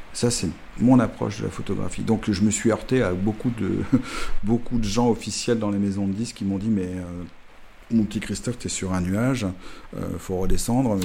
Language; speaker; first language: French; native; French